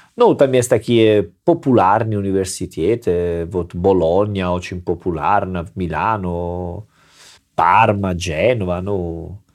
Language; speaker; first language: Russian; non-native, learner; Italian